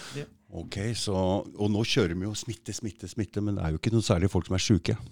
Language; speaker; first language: Norwegian; native; Norwegian